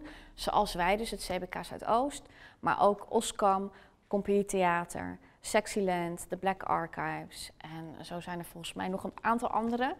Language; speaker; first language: Dutch; native; Dutch